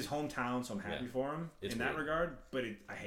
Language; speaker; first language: English; native; English